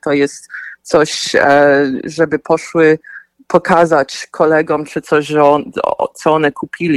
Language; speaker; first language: Polish; early bilingual, heritage; Polish